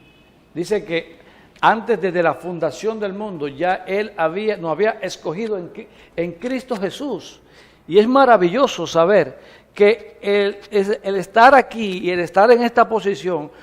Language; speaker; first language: Spanish; native; Spanish